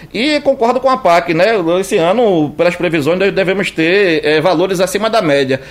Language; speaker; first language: Portuguese; native; Portuguese